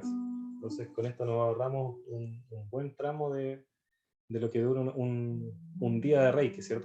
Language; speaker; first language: Spanish; native; Spanish